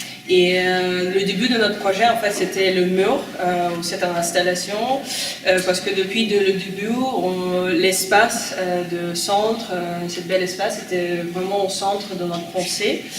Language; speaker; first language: French; non-native, fluent; Russian